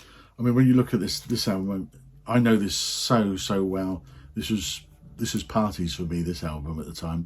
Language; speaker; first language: English; native; English